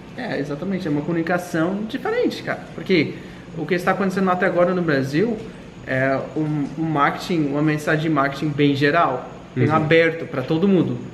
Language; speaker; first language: Portuguese; non-native, fluent; English